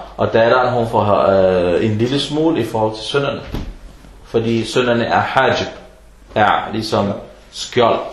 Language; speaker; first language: Danish; non-native, fluent; Arabic